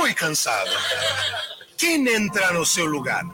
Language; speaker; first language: Spanish; non-native, learner; Portuguese